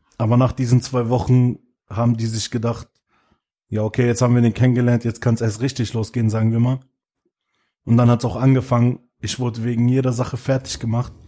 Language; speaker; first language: German; native; German